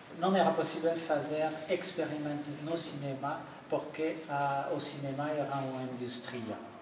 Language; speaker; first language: Portuguese; non-native, learner; French